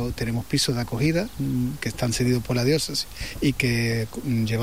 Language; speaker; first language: Spanish; native; Spanish